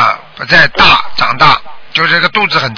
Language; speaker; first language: Chinese; native; Chinese